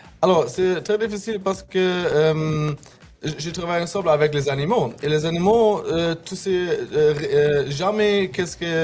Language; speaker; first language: French; non-native, learner; German